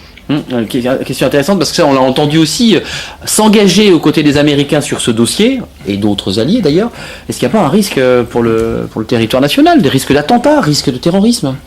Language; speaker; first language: French; native; French